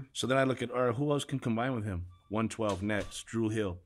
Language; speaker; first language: English; native; English